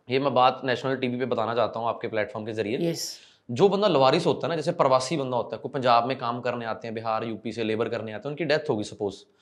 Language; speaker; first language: Hindi; non-native, local second language; Punjabi